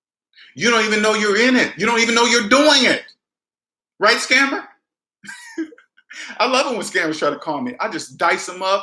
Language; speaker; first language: English; native; English